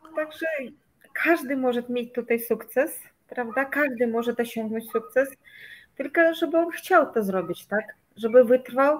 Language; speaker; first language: Polish; non-native, fluent; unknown